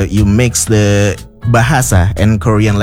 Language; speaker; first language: English; non-native, fluent; Indonesian